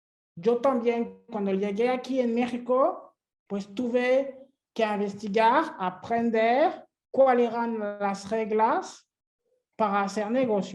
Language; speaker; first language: Spanish; non-native, fluent; French